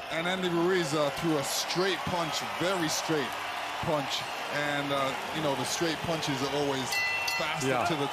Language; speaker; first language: English; native; English